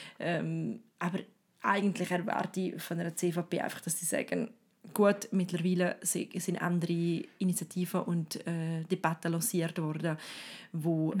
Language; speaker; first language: German; native; German